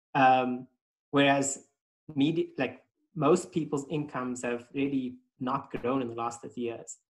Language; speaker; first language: English; native; English